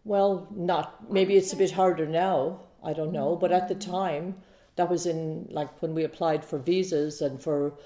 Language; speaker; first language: English; native; English